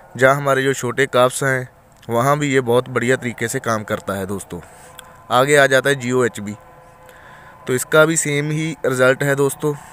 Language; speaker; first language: Hindi; native; Hindi